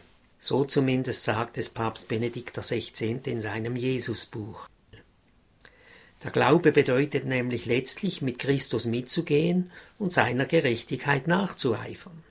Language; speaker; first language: German; native; German